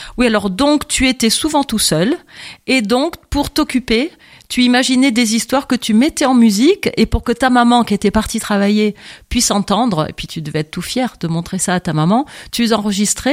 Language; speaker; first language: French; native; French